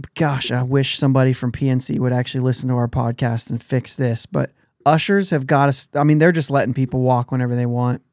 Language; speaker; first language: English; native; English